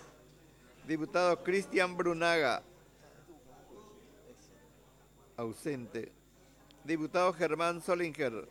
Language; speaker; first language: Spanish; native; Spanish